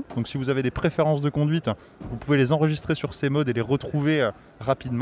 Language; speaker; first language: French; native; French